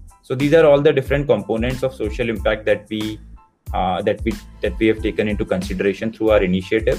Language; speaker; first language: English; non-native, local second language; Hindi